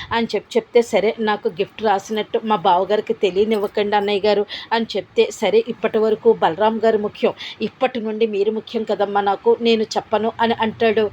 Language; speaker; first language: Telugu; native; Telugu